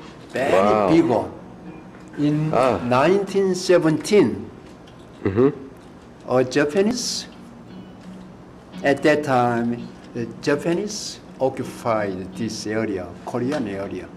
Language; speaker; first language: English; non-native, learner; Korean